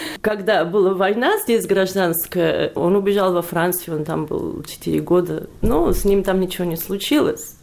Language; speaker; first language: Russian; non-native, fluent; Catalan